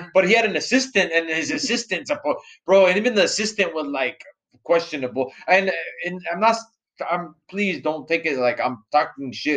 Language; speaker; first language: English; early bilingual, other home language; Spanish